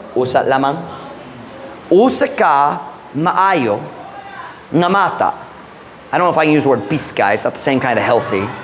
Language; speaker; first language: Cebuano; non-native, fluent; English